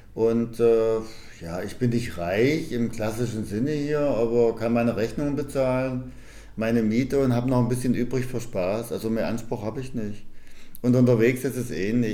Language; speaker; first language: German; native; German